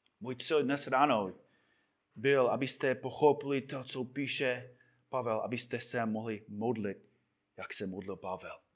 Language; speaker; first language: Czech; non-native, fluent; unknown